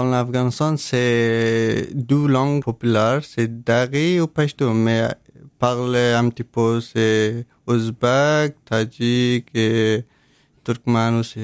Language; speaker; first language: French; non-native, learner; Persian